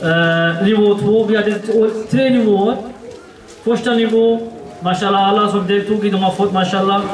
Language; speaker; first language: Swedish; non-native, learner; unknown